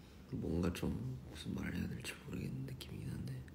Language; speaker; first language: Korean; early bilingual, heritage; Korean